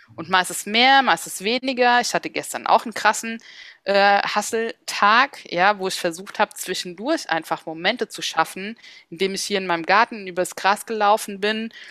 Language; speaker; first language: German; native; German